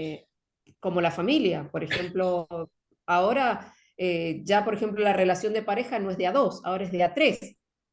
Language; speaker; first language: Spanish; native; Spanish